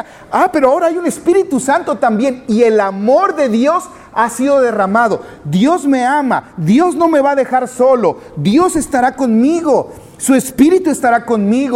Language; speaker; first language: Spanish; native; Spanish